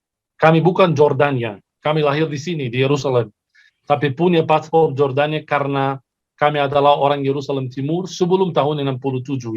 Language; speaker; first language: Indonesian; non-native, fluent; Arabic